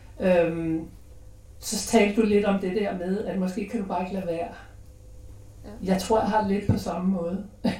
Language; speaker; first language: Danish; native; Danish